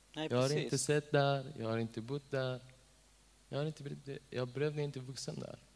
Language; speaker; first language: Swedish; non-native, fluent; Persian